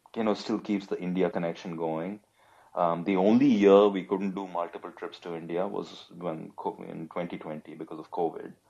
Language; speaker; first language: English; non-native, local second language; Telugu